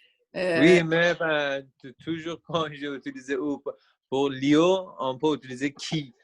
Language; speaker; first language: French; non-native, learner; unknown